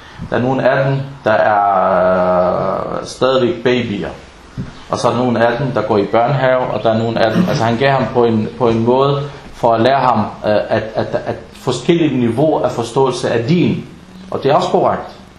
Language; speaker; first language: Danish; non-native, fluent; Arabic